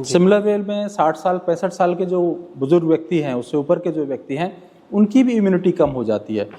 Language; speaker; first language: Hindi; native; Hindi